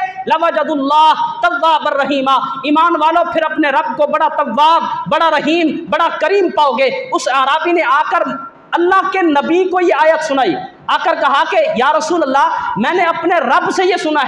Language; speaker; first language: Urdu; native; Urdu